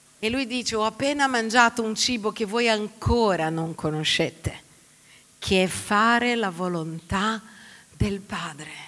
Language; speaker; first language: Italian; non-native, fluent; Portuguese